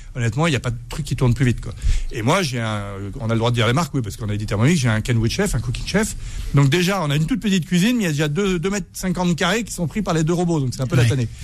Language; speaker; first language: French; native; French